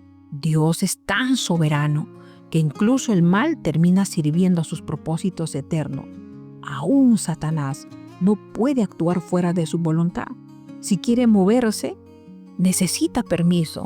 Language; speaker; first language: Spanish; native; Spanish